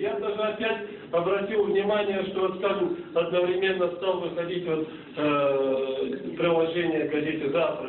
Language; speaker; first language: Russian; native; Russian